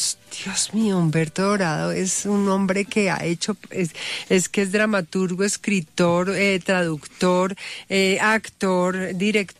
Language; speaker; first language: Spanish; native; Spanish